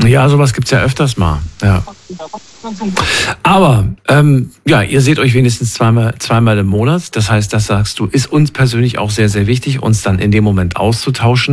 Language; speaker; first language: German; native; German